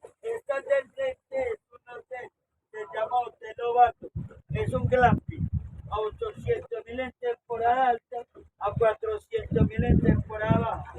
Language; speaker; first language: Spanish; native; Spanish